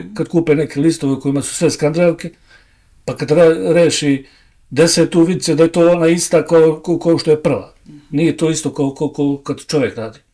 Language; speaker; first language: Bosnian; native; Bosnian